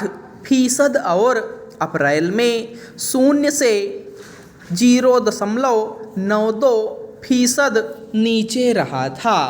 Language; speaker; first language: Hindi; native; Hindi